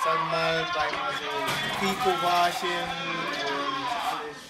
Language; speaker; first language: German; non-native, learner; Swahili